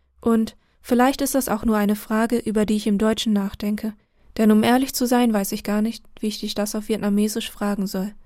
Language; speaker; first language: German; early bilingual, other home language; Vietnamese